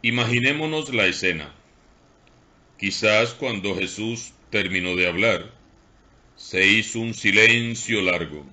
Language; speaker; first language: Spanish; native; Spanish